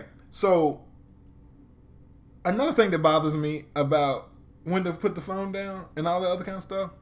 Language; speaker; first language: English; native; English